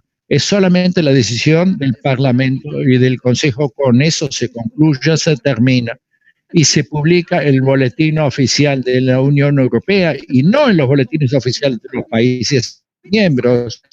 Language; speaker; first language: Spanish; non-native, fluent; German